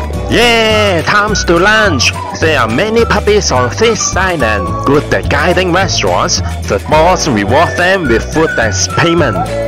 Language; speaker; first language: English; non-native, local second language; Cantonese